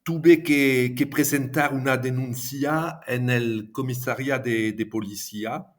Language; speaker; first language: Spanish; non-native, fluent; French